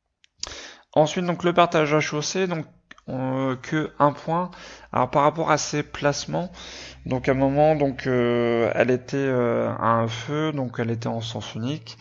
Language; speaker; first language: French; native; French